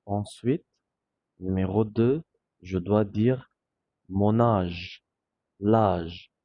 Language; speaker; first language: French; non-native, fluent; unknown